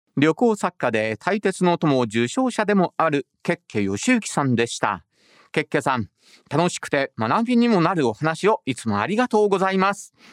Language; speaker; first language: Japanese; native; Japanese